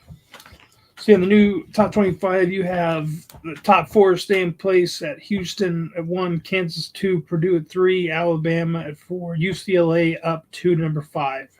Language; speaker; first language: English; native; English